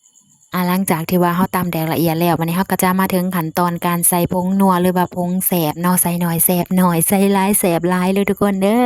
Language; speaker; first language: Thai; non-native, local second language; Lao